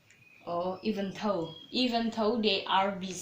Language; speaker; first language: English; non-native, learner; Indonesian